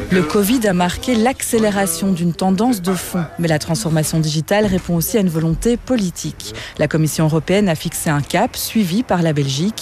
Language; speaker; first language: French; native; French